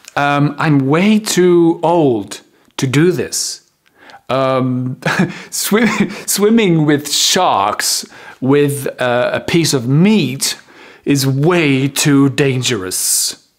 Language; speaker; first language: English; non-native, fluent; French